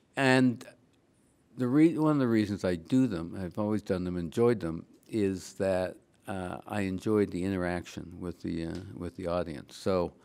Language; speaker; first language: English; native; English